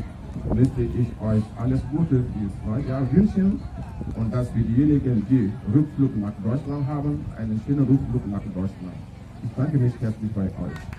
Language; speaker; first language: German; non-native, fluent; French